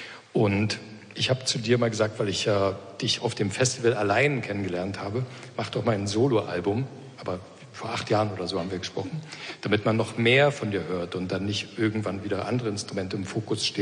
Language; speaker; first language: German; native; German